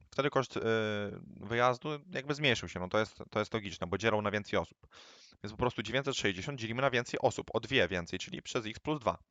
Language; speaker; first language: Polish; native; Polish